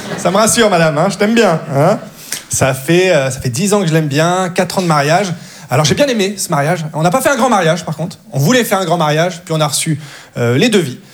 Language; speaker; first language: French; native; French